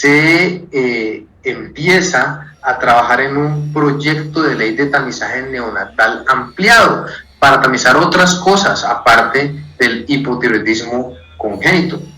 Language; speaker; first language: Spanish; native; Spanish